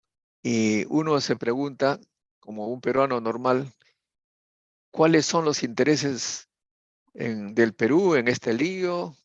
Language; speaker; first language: Spanish; native; Spanish